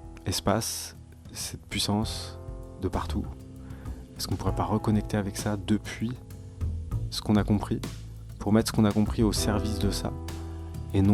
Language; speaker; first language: French; native; French